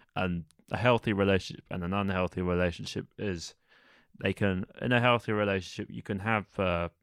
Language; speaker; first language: English; native; English